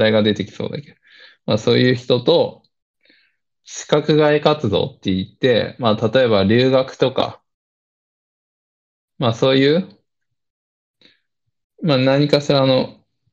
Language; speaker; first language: Japanese; early bilingual, other home language; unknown